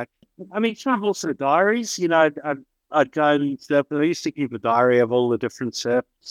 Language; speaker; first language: English; native; English